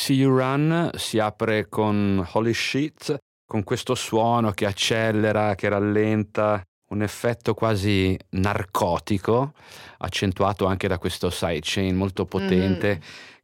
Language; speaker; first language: Italian; native; Italian